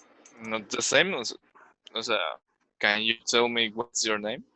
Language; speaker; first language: English; non-native, learner; Spanish